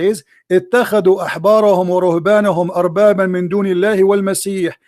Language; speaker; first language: Arabic; native; Arabic